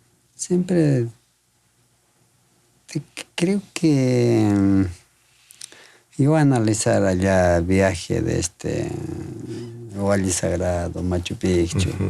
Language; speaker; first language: Spanish; non-native, local second language; Quechua